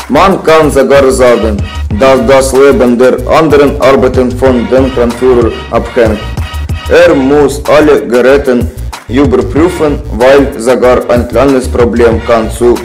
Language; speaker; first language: German; non-native, learner; Russian